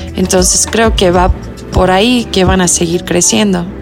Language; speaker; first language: Spanish; early bilingual, heritage; Spanish